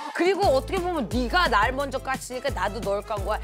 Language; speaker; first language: Korean; early bilingual, heritage; Korean